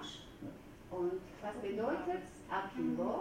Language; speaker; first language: German; non-native, fluent; Georgian